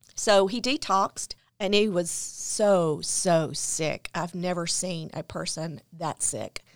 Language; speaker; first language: English; native; English